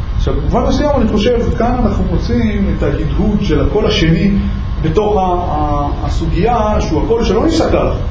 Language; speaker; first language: Hebrew; native; Hebrew